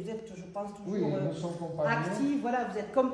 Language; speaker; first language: French; native; French